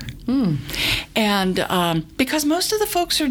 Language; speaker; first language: English; native; English